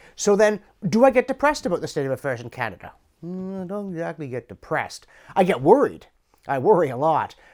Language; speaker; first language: English; native; English